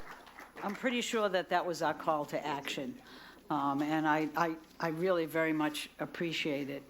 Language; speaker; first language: English; native; English